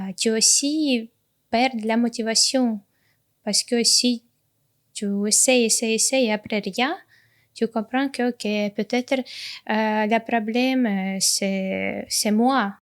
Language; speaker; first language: French; non-native, learner; Ukrainian